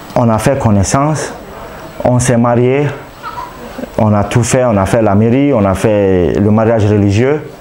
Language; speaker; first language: French; non-native, local second language; Arabic